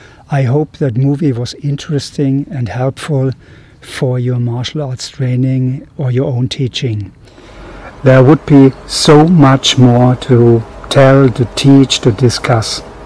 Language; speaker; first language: English; non-native, fluent; German